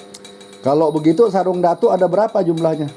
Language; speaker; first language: Indonesian; native; Indonesian